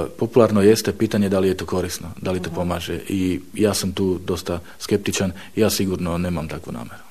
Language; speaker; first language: Bosnian; non-native, fluent; Slovak